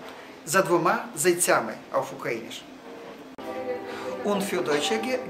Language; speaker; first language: German; non-native, fluent; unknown